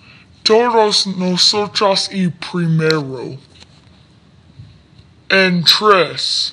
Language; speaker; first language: Spanish; non-native, learner; English